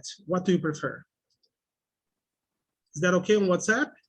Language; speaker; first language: English; non-native, fluent; Portuguese